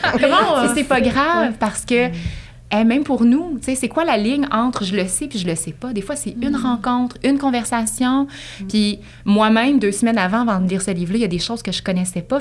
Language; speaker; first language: French; native; French